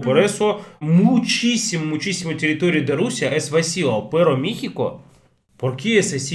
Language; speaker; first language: Spanish; non-native, fluent; Russian